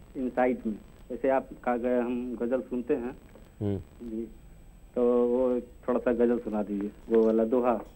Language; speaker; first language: Hindi; native; Hindi